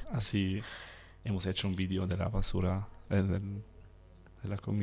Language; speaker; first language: Spanish; non-native, fluent; Danish